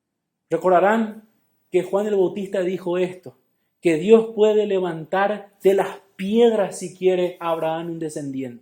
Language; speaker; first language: Spanish; native; Spanish